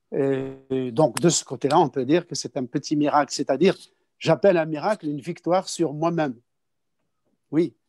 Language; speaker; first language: French; non-native, local second language; Kabyle